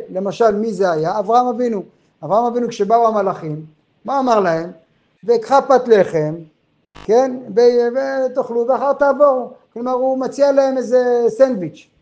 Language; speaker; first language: Hebrew; non-native, fluent; French